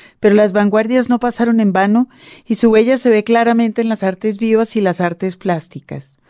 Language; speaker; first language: Spanish; native; Spanish